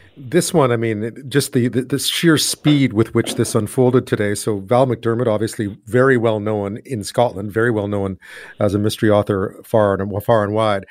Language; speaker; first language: English; native; English